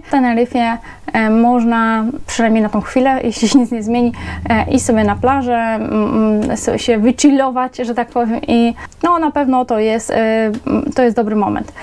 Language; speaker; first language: Polish; native; Polish